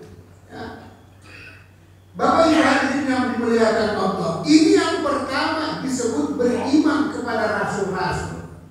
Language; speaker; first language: Indonesian; native; Indonesian